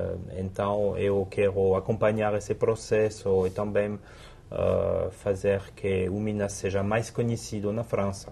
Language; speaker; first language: Portuguese; non-native, fluent; French